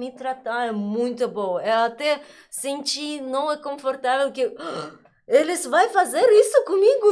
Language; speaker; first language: Portuguese; non-native, learner; Russian